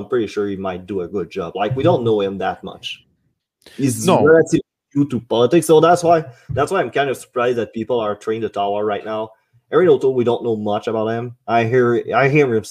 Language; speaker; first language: English; non-native, fluent; French